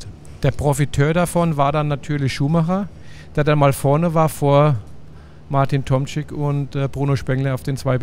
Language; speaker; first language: German; native; German